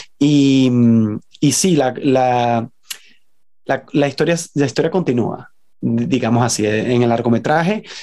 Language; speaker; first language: Spanish; native; Spanish